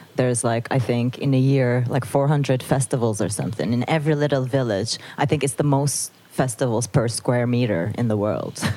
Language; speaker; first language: English; non-native, fluent; Turkish